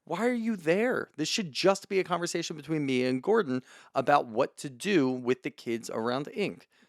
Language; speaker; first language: English; native; English